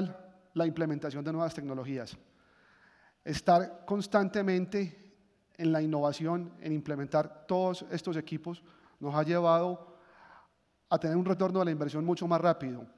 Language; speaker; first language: Spanish; native; Spanish